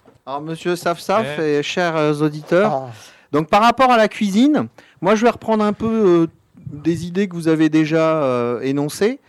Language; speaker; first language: French; native; French